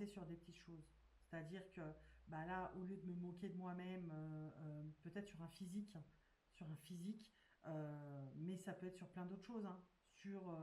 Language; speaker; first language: French; native; French